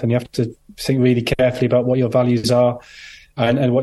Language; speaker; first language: English; native; English